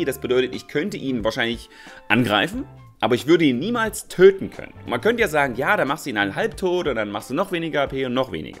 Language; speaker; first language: German; native; German